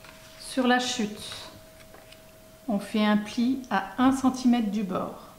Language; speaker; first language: French; native; French